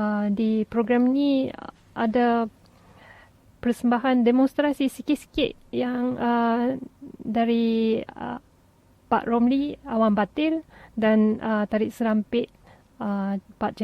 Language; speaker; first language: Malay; non-native, fluent; Japanese